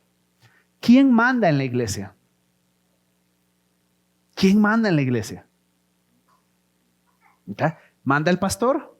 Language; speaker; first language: Spanish; native; Spanish